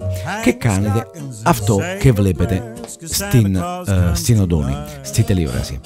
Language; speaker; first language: Greek; non-native, learner; Italian